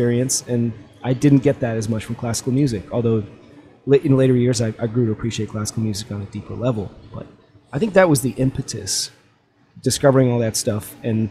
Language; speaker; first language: English; early bilingual, other home language; Russian